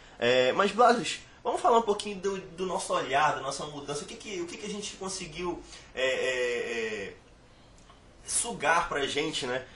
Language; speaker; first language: Portuguese; native; Portuguese